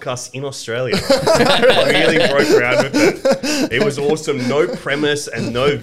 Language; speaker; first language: English; early bilingual, other home language; Greek